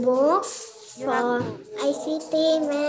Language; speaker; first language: English; non-native, learner; Indonesian